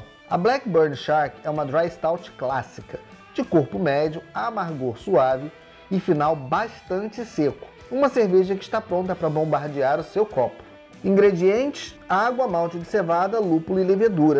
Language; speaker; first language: Portuguese; native; Portuguese